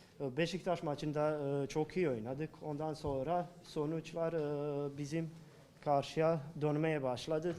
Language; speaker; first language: Turkish; non-native, learner; Bosnian